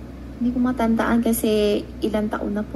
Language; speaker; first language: Filipino; non-native, learner; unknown